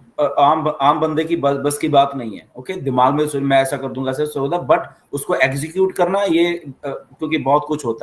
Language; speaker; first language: Hindi; native; Hindi